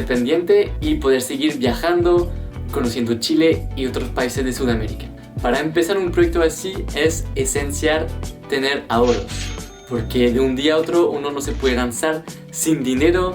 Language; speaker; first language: Spanish; non-native, fluent; French